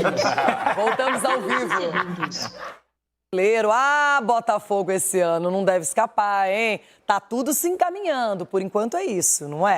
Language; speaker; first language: Portuguese; native; Portuguese